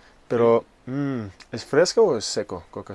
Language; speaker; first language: Spanish; non-native, learner; English